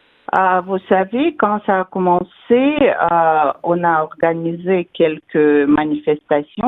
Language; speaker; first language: French; non-native, fluent; Russian